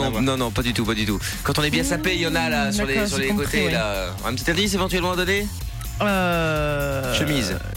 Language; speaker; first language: French; native; French